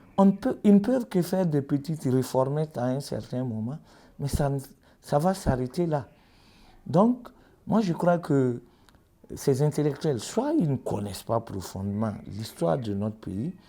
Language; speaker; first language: French; native; French